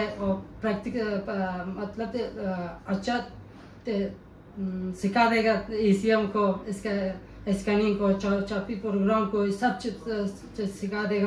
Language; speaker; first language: Hindi; non-native, learner; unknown